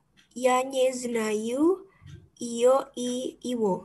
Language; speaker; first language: Russian; non-native, learner; Indonesian